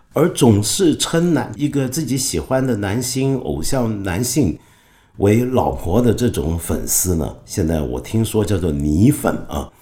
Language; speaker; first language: Chinese; non-native, local second language; Cantonese